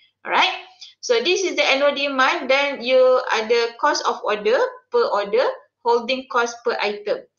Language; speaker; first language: English; non-native, local second language; Malay